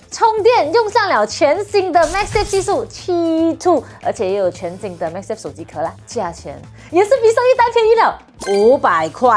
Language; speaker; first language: Chinese; non-native, local second language; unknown